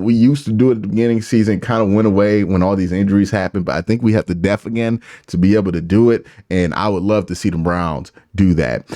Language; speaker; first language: English; native; English